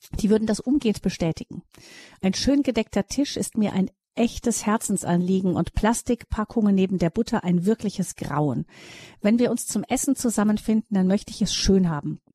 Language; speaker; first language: German; native; German